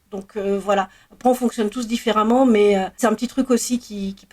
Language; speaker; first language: French; native; French